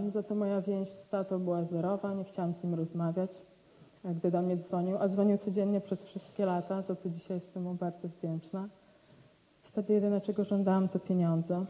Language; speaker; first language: Polish; native; Polish